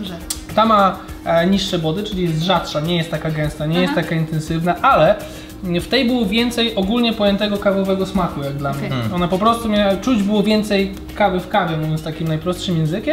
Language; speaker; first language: Polish; native; Polish